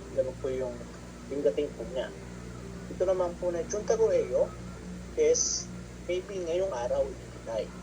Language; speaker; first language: Filipino; non-native, local second language; Pampanga